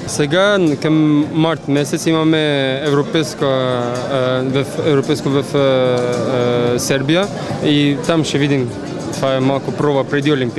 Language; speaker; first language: Bulgarian; non-native, learner; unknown